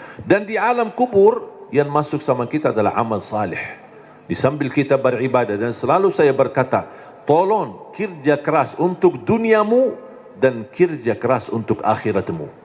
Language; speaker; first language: Indonesian; non-native, fluent; Arabic